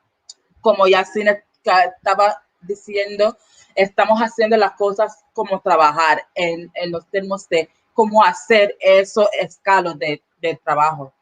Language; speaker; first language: Spanish; non-native, learner; English